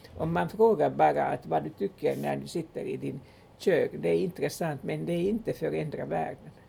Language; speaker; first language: Swedish; non-native, local second language; Finnish